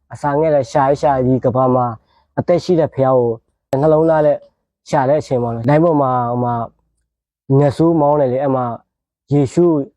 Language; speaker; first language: Burmese; native; Burmese